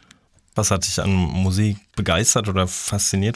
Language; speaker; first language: German; native; German